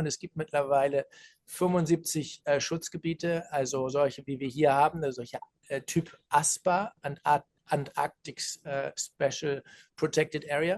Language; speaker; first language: German; native; German